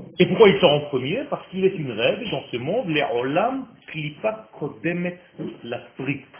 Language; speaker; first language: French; non-native, fluent; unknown